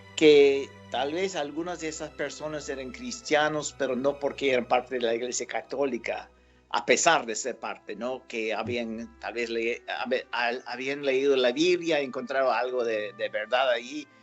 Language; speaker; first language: Spanish; non-native, fluent; English